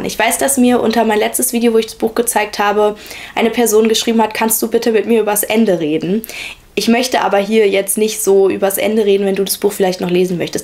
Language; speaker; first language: German; native; German